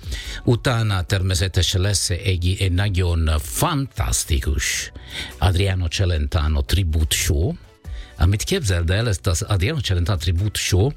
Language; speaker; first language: Hungarian; non-native, fluent; Italian